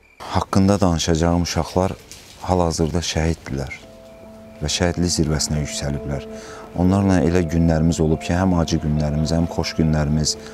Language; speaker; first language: Azerbaijani; native; Azerbaijani